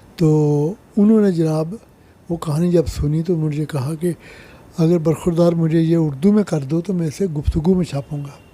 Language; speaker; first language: Hindi; non-native, local second language; Punjabi